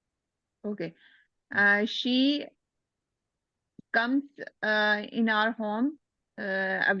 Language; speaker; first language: English; non-native, learner; Urdu